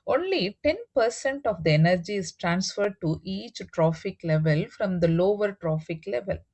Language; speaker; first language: English; non-native, local second language; Tamil